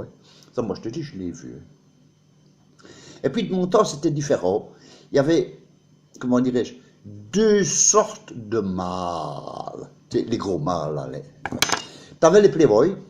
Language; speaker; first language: French; native; French